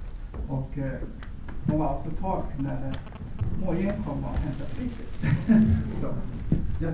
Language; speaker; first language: Swedish; non-native, fluent; Chinese